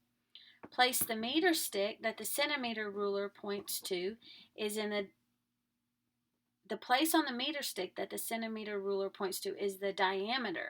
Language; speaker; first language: English; native; English